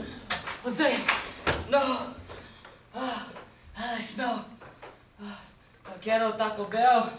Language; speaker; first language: Spanish; non-native, learner; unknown